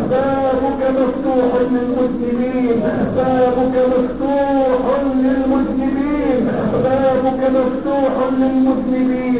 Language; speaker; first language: Arabic; native; Arabic